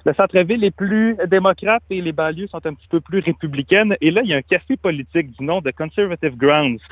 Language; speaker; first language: French; native; French